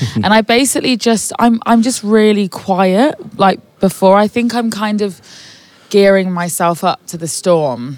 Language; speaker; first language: English; native; English